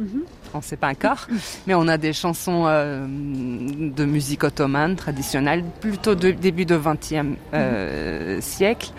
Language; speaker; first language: French; non-native, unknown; Turkish